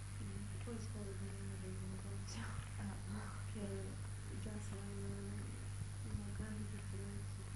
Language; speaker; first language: Italian; early bilingual, heritage; Italian